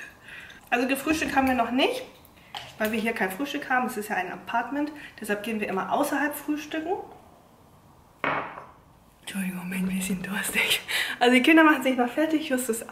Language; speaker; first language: German; native; German